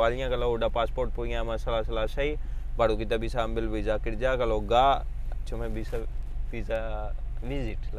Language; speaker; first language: Indonesian; non-native, fluent; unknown